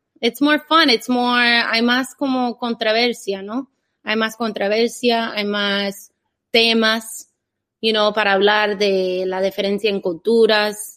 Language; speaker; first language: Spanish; non-native, fluent; English